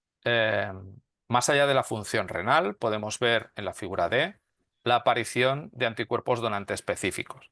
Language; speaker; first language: Spanish; native; Spanish